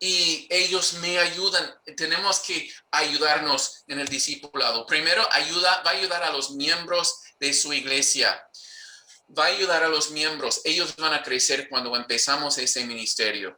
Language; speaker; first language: Spanish; non-native, fluent; English